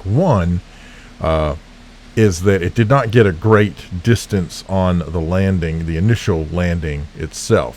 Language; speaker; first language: English; native; English